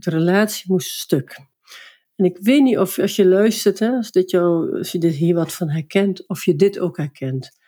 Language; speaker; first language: Dutch; native; Dutch